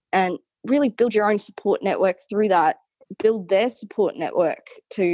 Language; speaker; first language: English; native; English